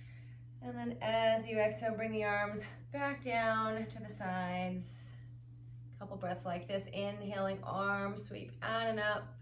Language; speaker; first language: English; native; English